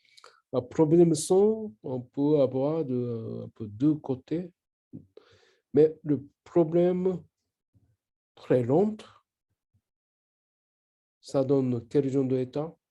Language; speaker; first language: French; non-native, learner; Japanese